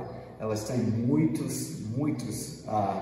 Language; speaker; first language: Portuguese; non-native, fluent; English